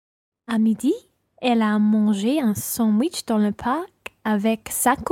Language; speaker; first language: French; non-native, learner; English